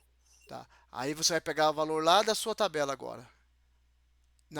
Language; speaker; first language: Portuguese; native; Portuguese